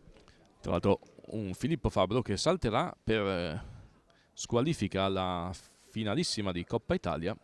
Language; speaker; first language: Italian; native; Italian